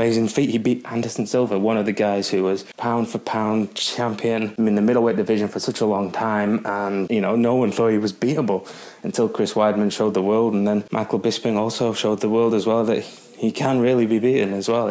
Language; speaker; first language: English; native; English